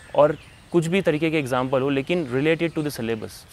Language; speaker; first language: Hindi; native; Hindi